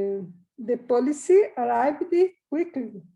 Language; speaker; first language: English; non-native, learner; Portuguese